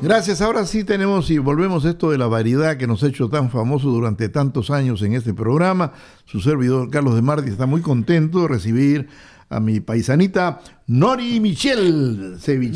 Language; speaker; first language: Spanish; native; Spanish